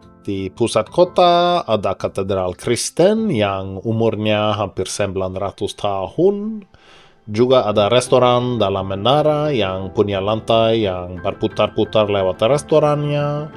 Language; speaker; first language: Indonesian; non-native, fluent; Norwegian